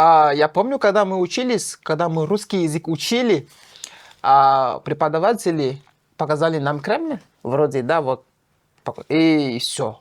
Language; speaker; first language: Russian; non-native, fluent; French